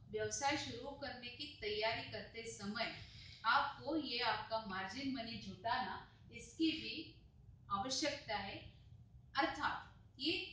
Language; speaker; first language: Hindi; non-native, local second language; Marathi